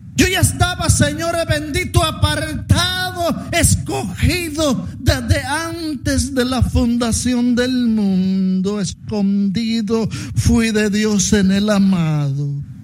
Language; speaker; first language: Spanish; native; Spanish